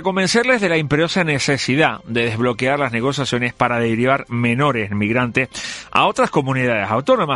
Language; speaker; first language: Spanish; native; Spanish